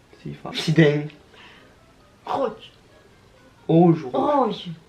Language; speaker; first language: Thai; non-native, learner; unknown